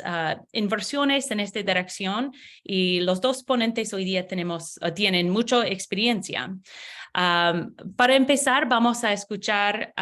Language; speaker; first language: Spanish; non-native, learner; English